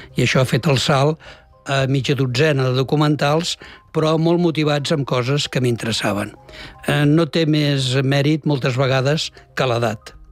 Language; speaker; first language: Catalan; native; Catalan